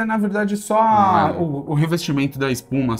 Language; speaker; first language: Portuguese; native; Portuguese